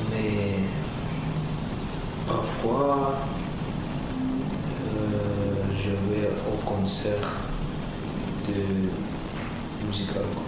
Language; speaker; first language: French; non-native, learner; Russian